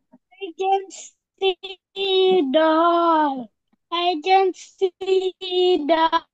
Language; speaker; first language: English; non-native, learner; Bangla